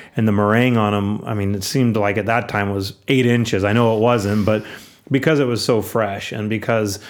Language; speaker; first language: English; native; English